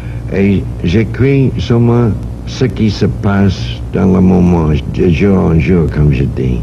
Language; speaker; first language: French; non-native, fluent; English